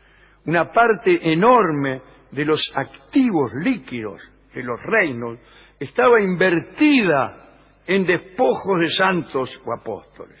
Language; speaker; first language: Spanish; native; Spanish